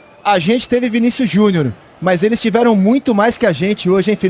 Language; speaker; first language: Portuguese; native; Portuguese